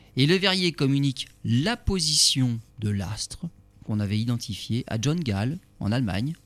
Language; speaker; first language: French; native; French